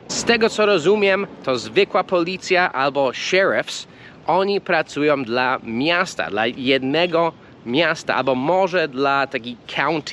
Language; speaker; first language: Polish; non-native, fluent; English